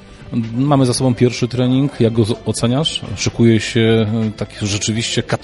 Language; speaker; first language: Polish; native; Polish